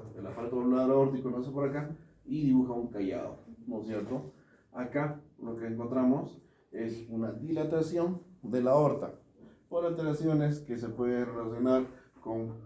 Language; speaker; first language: Spanish; native; Spanish